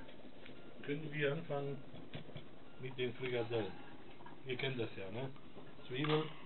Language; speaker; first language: German; non-native, fluent; Italian